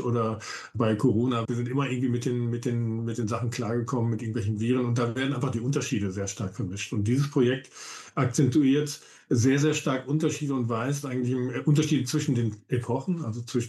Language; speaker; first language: German; native; German